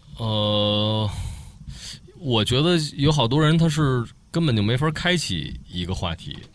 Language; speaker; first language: Chinese; native; Chinese